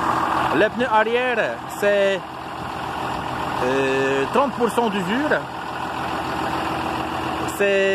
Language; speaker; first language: French; non-native, fluent; Polish